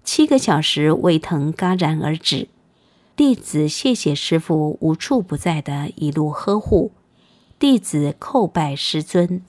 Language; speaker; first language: Chinese; native; Chinese